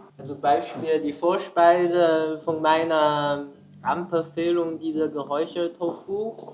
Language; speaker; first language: German; non-native, learner; Chinese